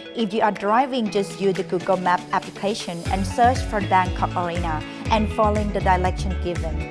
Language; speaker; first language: English; non-native, fluent; Thai